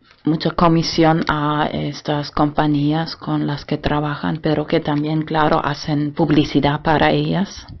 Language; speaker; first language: Spanish; non-native, fluent; German